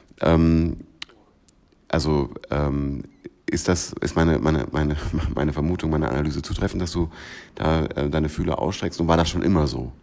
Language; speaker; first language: German; native; German